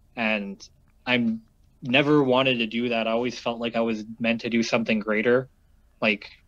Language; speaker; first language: English; native; English